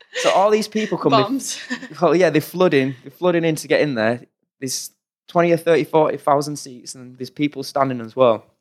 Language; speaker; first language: English; native; English